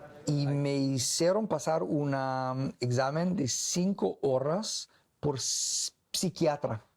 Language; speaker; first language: Spanish; non-native, learner; English